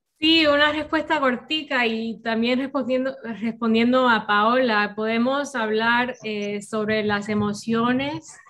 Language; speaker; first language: Spanish; non-native, fluent; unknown